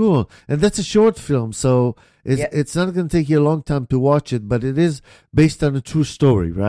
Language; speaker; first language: English; native; English